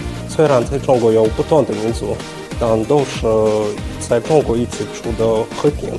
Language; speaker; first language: Chinese; non-native, fluent; Russian